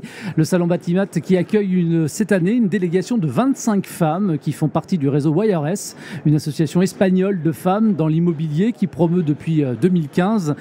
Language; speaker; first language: French; native; French